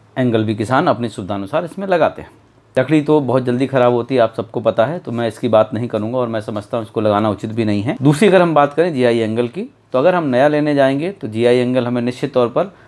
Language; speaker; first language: Hindi; native; Hindi